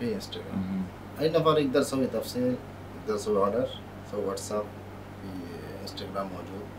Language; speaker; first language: Arabic; non-native, learner; Bangla